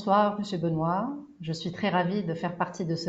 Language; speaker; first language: French; non-native, local second language; Arabic